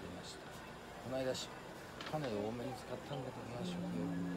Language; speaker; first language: Japanese; native; Japanese